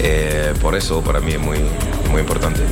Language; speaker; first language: Spanish; non-native, learner; French